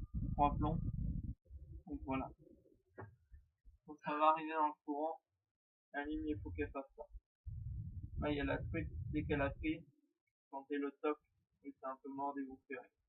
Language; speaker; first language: French; native; French